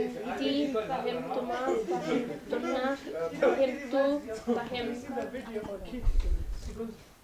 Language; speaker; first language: Arabic; non-native, learner; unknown